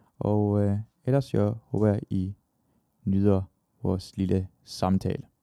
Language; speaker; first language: Danish; early bilingual, other home language; Persian